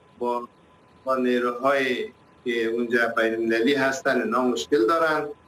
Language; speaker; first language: Persian; native; Persian